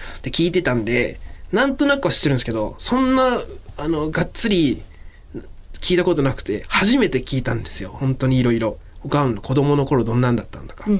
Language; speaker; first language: Japanese; native; Japanese